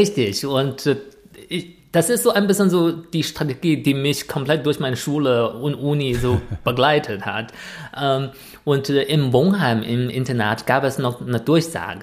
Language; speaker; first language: German; non-native, fluent; Chinese